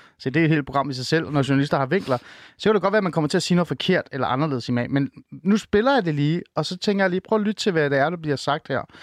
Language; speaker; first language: Danish; early bilingual, other home language; Persian